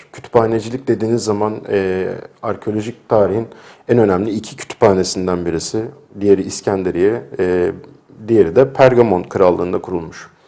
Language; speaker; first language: Turkish; native; Turkish